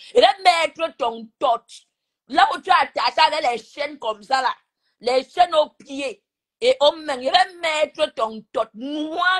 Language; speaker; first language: French; non-native, local second language; Lingala